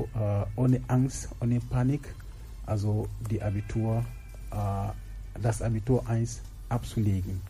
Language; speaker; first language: German; non-native, fluent; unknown